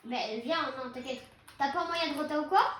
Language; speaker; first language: French; native; French